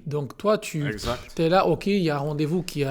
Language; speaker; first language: French; non-native, learner; Portuguese